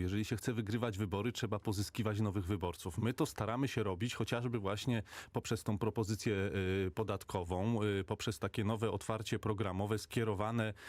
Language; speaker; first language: Polish; native; Polish